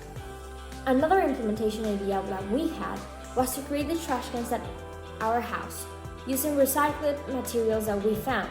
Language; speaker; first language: English; non-native, learner; Spanish